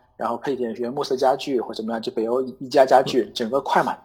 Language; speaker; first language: Chinese; native; Chinese